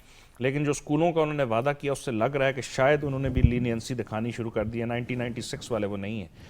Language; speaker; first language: Urdu; native; Urdu